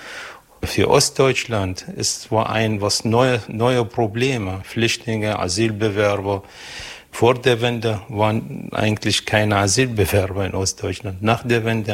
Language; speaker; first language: German; non-native, fluent; Arabic